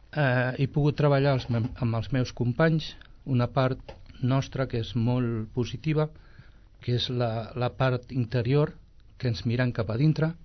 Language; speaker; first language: Catalan; non-native, local second language; Spanish